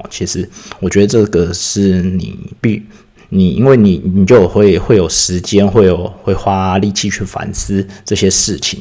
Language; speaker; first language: Chinese; native; Chinese